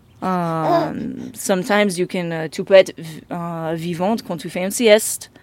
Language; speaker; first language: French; non-native, fluent; English